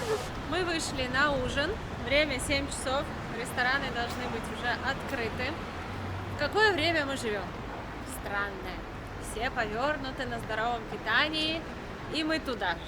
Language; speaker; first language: Russian; native; Russian